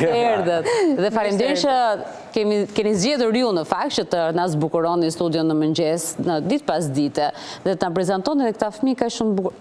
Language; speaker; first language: Albanian; native; Albanian